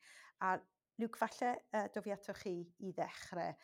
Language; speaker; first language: Welsh; non-native, local second language; English